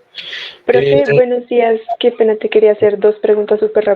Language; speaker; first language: Spanish; native; Spanish